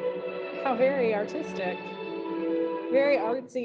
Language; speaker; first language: English; native; English